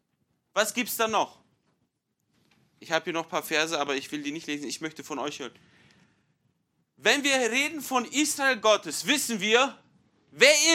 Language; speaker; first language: German; non-native, fluent; English